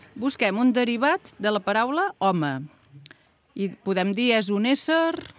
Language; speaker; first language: Catalan; native; Catalan